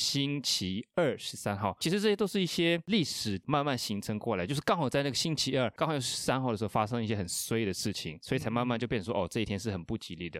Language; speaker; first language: Chinese; non-native, fluent; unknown